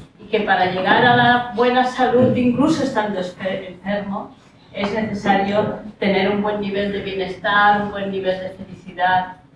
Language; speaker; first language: Spanish; native; Spanish